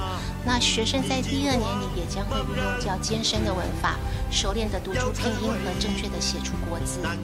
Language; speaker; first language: Chinese; native; Chinese